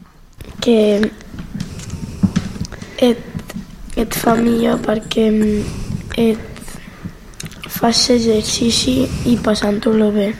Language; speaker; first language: Catalan; non-native, local second language; Spanish